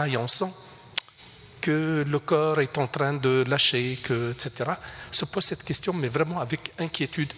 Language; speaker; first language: French; non-native, local second language; Arabic